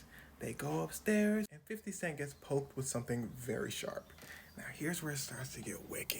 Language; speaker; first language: English; native; English